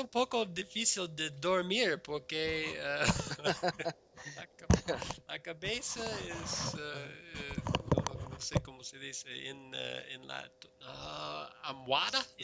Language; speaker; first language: Spanish; non-native, learner; English